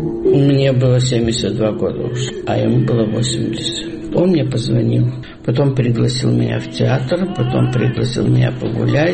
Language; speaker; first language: Russian; native; Russian